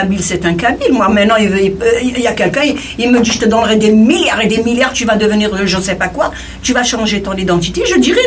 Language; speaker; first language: French; non-native, local second language; Kabyle